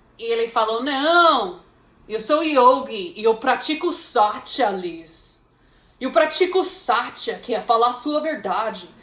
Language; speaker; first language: Portuguese; non-native, fluent; English